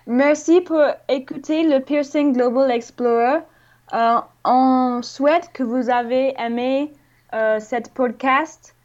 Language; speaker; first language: French; non-native, learner; English